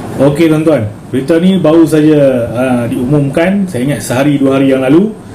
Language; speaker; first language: Malay; native; Malay